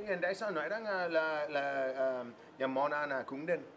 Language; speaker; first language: Vietnamese; non-native, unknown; English